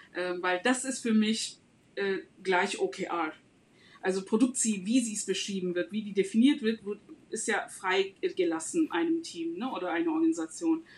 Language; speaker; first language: German; non-native, fluent; Turkish